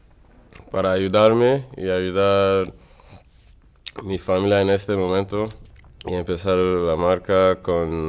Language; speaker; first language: Spanish; non-native, learner; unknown